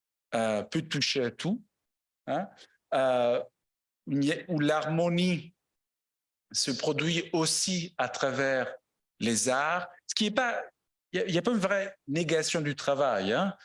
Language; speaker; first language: French; non-native, fluent; Italian